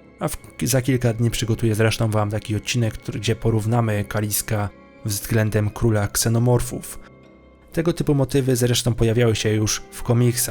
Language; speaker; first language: Polish; native; Polish